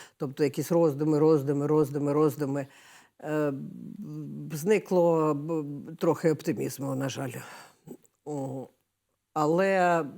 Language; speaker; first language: Ukrainian; native; Ukrainian